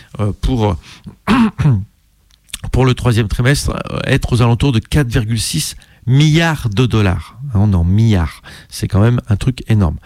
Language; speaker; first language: French; native; French